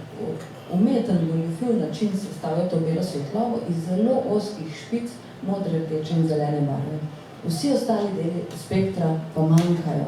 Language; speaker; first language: Slovenian; native; Slovenian